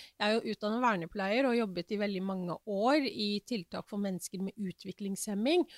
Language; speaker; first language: Norwegian; early bilingual, other home language; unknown